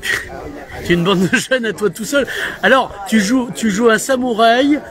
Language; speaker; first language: French; native; French